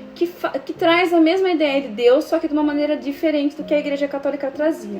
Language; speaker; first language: Portuguese; native; Portuguese